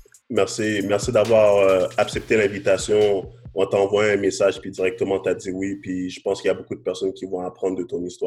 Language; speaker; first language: French; native; French